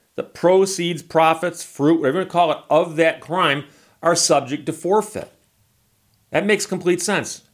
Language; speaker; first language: English; native; English